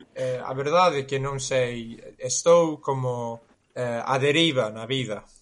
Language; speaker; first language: Galician; non-native, fluent; English